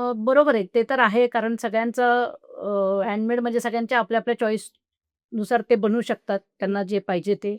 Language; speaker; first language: Marathi; non-native, local second language; Marwari